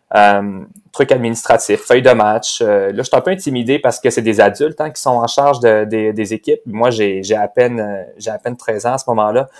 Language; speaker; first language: French; native; French